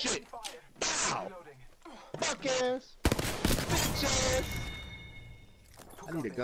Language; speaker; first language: English; native; English